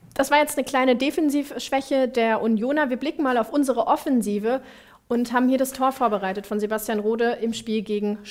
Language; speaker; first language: German; native; German